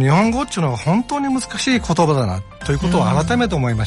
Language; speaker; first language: Japanese; native; Japanese